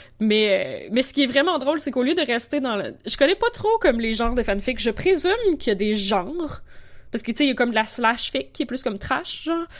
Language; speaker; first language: French; native; French